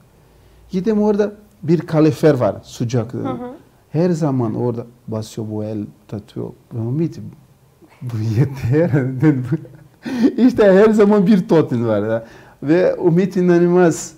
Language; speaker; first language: Turkish; non-native, learner; Portuguese